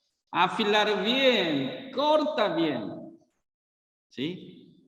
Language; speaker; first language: Spanish; non-native, learner; Korean